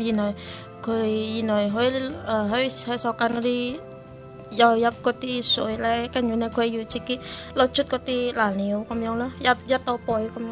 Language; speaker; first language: Chinese; non-native, learner; Indonesian